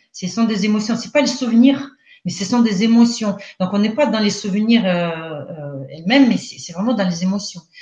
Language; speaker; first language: French; non-native, fluent; Russian